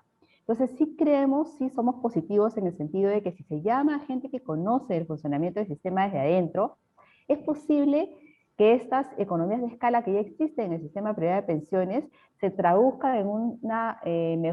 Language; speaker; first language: Spanish; native; Spanish